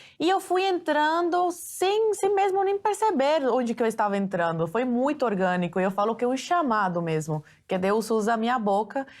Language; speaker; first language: Portuguese; early bilingual, other home language; Spanish